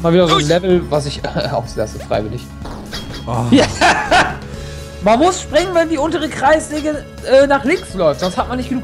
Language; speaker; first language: German; native; German